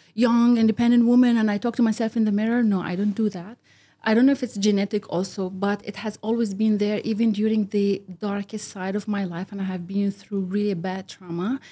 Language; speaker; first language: English; early bilingual, other home language; Arabic